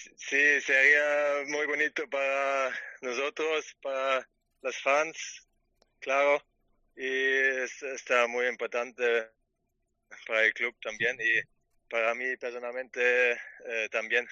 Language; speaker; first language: Spanish; non-native, learner; German